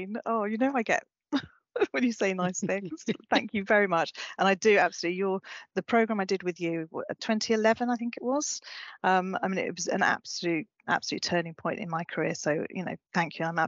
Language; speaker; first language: English; native; English